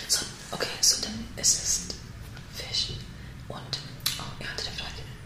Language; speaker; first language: German; non-native, learner; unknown